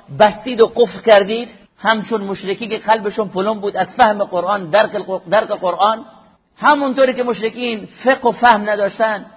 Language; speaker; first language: Persian; native; Persian